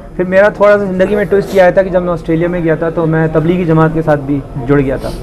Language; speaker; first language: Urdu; native; Urdu